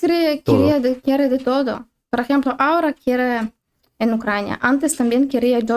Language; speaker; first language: Spanish; non-native, learner; Ukrainian